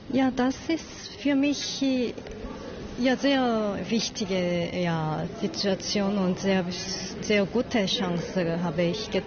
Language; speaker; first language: German; non-native, learner; Korean